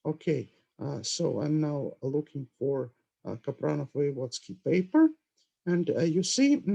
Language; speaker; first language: English; non-native, fluent; Russian